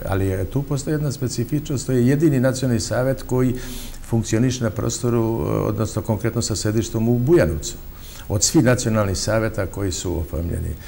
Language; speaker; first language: Bosnian; non-native, local second language; Albanian